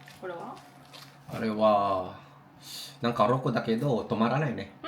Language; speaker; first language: Japanese; non-native, learner; Filipino